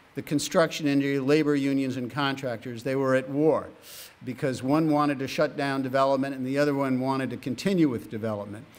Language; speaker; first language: English; native; English